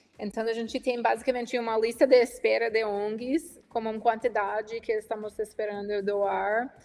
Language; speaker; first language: Portuguese; non-native, fluent; English